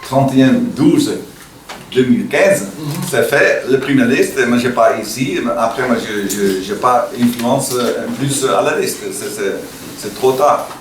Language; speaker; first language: French; non-native, learner; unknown